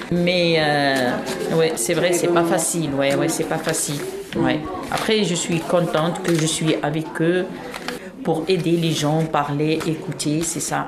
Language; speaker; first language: French; non-native, local second language; Arabic